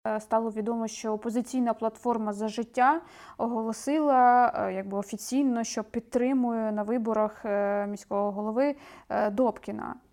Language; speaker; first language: Ukrainian; native; Ukrainian